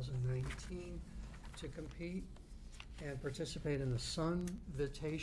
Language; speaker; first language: English; native; English